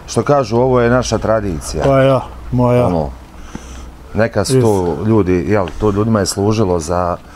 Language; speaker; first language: Bosnian; native; Bosnian